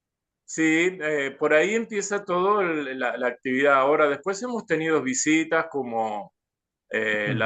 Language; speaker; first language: Spanish; native; Spanish